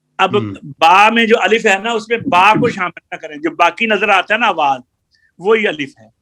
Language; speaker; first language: Urdu; non-native, local second language; Punjabi